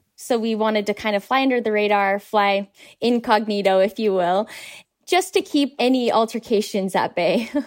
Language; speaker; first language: English; native; English